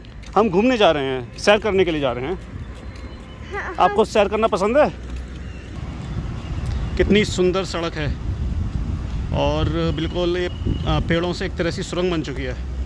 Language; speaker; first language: Hindi; native; Hindi